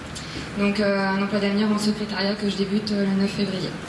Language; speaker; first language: French; native; French